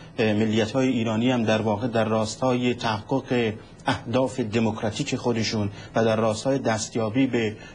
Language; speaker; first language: Persian; non-native, local second language; Central Kurdish